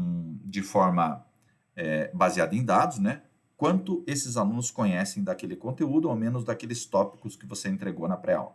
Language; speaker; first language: Portuguese; native; Portuguese